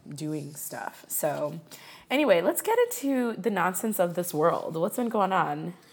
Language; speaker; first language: English; early bilingual, other home language; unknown